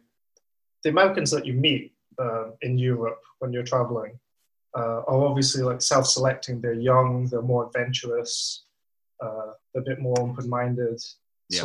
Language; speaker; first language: English; native; English